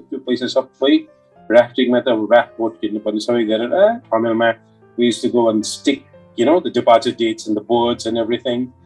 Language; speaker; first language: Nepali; native; Nepali